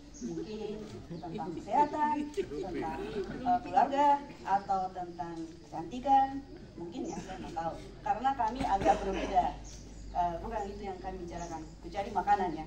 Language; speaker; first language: Indonesian; non-native, fluent; Japanese